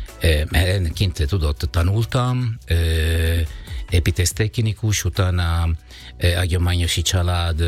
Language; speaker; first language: Hungarian; non-native, learner; Italian